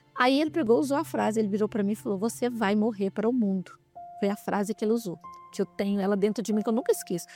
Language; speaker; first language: Portuguese; native; Portuguese